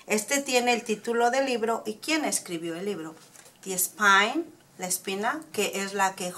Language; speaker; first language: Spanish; early bilingual, heritage; Spanish